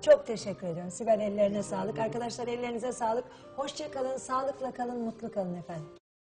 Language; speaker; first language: Turkish; native; Turkish